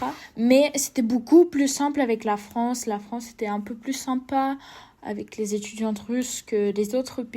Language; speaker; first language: French; non-native, fluent; Russian